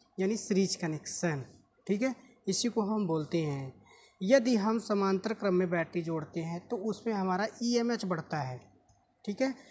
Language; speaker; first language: Hindi; native; Hindi